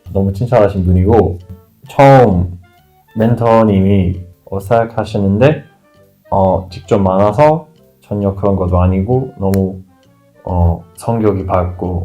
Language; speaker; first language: Korean; non-native, fluent; English